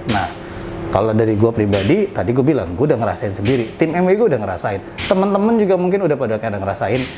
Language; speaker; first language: Indonesian; native; Indonesian